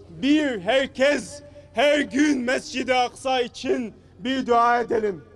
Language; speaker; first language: Turkish; non-native, fluent; Arabic